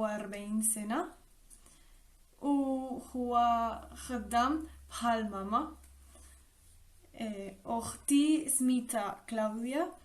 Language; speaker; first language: Arabic; non-native, learner; Spanish